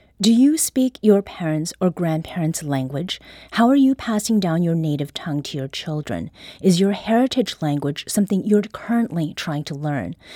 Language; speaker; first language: English; early bilingual, other home language; Korean